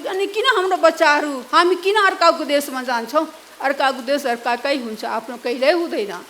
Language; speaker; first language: Nepali; non-native, local second language; Maithili